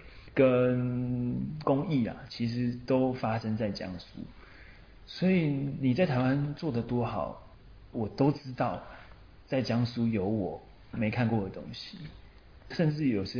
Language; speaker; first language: Chinese; native; Chinese